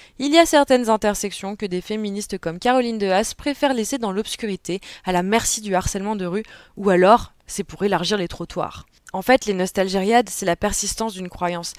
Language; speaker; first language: French; native; French